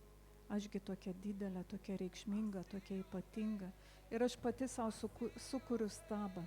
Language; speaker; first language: Lithuanian; native; Lithuanian